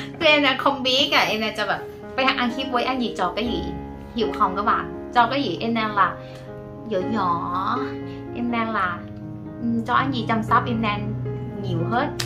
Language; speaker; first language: Vietnamese; non-native, learner; Thai